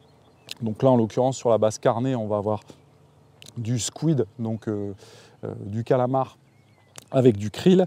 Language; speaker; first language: French; native; French